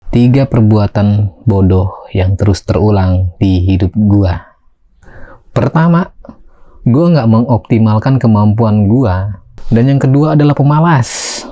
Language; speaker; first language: Indonesian; native; Indonesian